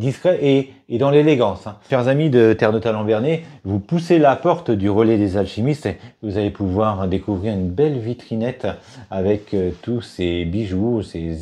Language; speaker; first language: French; native; French